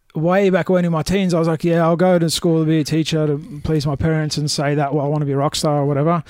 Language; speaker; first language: English; native; English